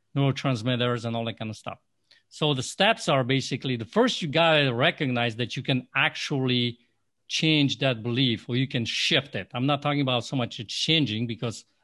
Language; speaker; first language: English; non-native, fluent; Polish